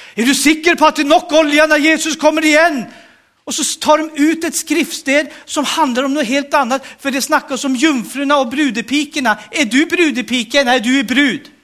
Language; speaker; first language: Swedish; native; Swedish